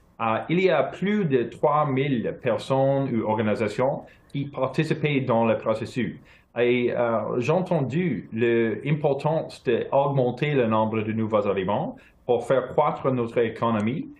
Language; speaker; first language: French; non-native, local second language; English